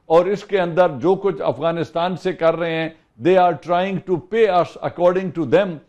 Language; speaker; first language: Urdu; non-native, local second language; Punjabi